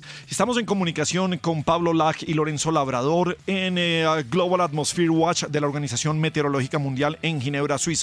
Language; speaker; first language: Spanish; native; Spanish